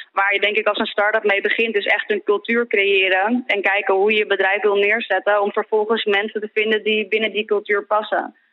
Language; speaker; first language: Dutch; early bilingual, other home language; Greek